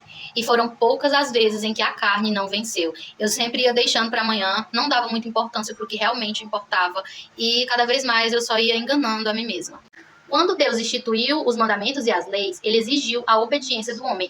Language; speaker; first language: Portuguese; native; Portuguese